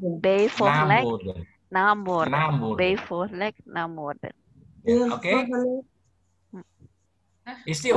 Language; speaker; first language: Dutch; non-native, learner; Indonesian